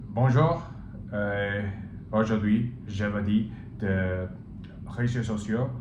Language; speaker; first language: French; non-native, learner; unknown